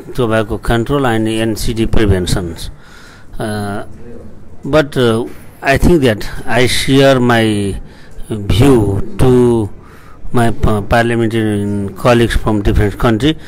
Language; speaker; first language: English; non-native, local second language; Nepali